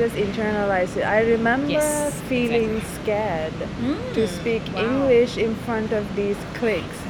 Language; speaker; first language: English; non-native, local second language; Sinhala